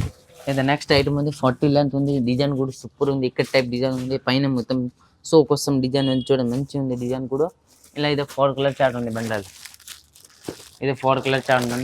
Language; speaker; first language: Telugu; non-native, local second language; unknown